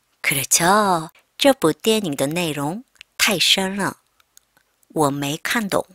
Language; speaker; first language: Chinese; non-native, fluent; Korean